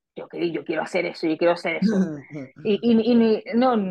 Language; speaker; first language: Spanish; early bilingual, heritage; Spanish